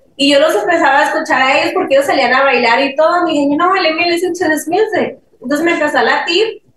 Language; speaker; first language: Spanish; early bilingual, heritage; Spanish